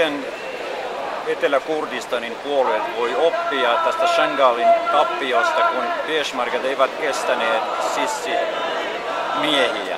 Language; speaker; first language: Finnish; non-native, fluent; Kurdish